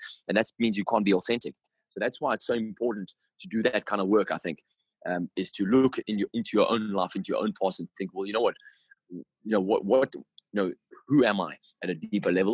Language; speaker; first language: English; native; English